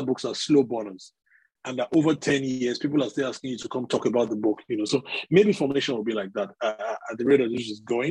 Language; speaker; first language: English; non-native, local second language; Yoruba